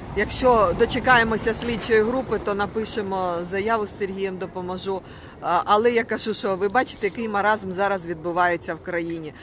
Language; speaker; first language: Ukrainian; native; Ukrainian